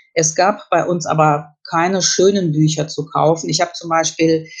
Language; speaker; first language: German; early bilingual, other home language; Russian